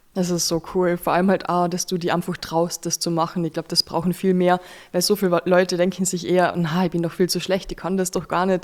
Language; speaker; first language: German; native; German